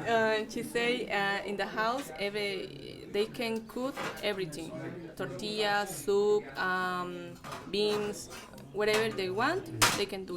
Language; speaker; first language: English; non-native, fluent; Spanish